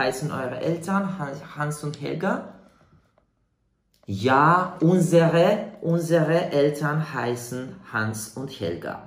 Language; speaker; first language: German; non-native, fluent; Serbian